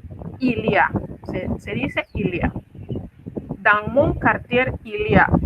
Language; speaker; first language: French; non-native, fluent; Spanish